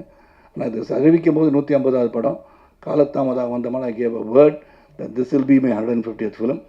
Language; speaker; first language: Tamil; native; Tamil